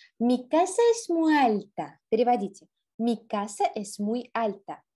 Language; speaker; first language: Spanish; non-native, fluent; Russian